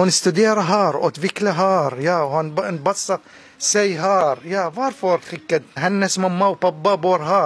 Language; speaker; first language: Swedish; non-native, learner; Arabic